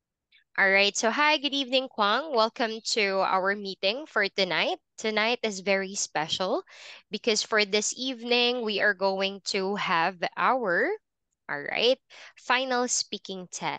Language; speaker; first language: English; non-native, fluent; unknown